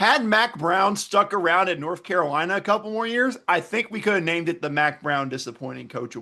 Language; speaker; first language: English; native; English